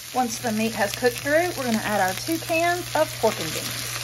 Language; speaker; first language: English; native; English